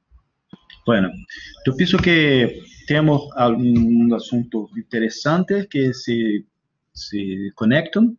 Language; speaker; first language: Spanish; non-native, learner; Portuguese